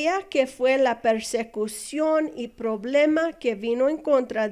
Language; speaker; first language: Spanish; non-native, fluent; English